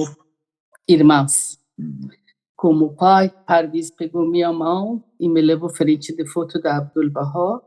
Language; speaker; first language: Portuguese; non-native, learner; Persian